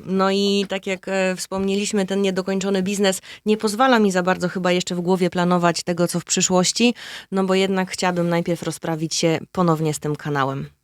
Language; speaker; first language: Polish; native; Polish